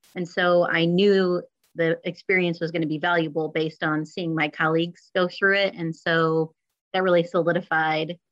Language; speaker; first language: English; native; English